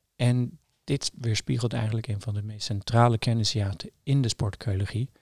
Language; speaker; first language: Dutch; non-native, fluent; Norwegian